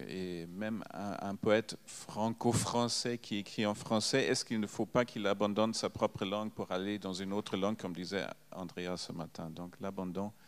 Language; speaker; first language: French; non-native, fluent; German